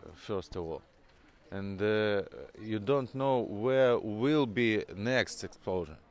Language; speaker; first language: English; non-native, fluent; Norwegian